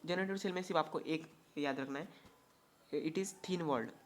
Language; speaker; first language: Hindi; non-native, local second language; Marathi